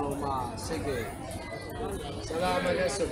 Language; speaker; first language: Filipino; non-native, learner; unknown